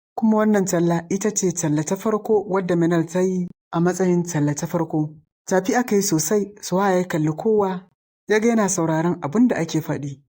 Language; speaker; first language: Hausa; native; Hausa